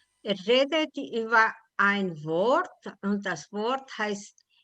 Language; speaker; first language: German; non-native, learner; Spanish